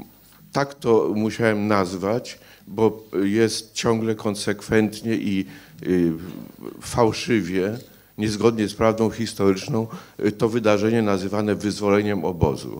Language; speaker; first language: Polish; native; Polish